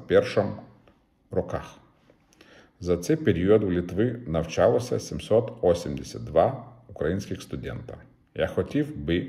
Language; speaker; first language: Ukrainian; non-native, fluent; Lithuanian